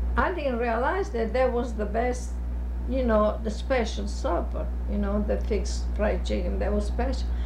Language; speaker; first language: English; non-native, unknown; Italian